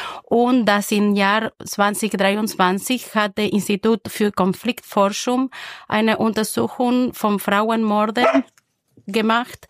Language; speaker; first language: German; non-native, fluent; Spanish